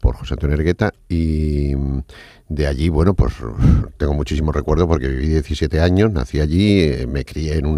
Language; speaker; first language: Spanish; non-native, fluent; Arabic